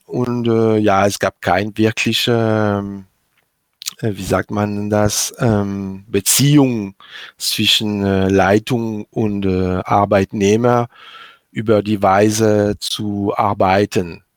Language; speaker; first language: German; non-native, learner; French